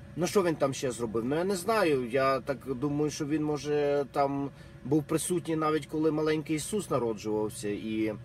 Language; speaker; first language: Ukrainian; non-native, local second language; Russian